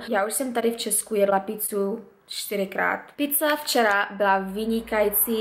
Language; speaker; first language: Czech; early bilingual, heritage; Czech